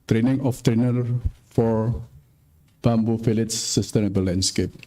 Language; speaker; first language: English; non-native, fluent; Indonesian